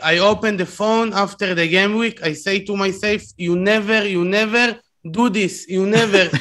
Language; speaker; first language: English; non-native, learner; Hebrew